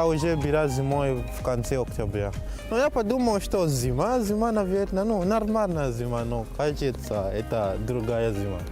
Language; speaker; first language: Russian; non-native, learner; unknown